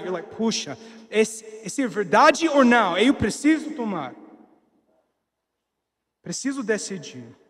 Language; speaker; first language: Portuguese; non-native, learner; English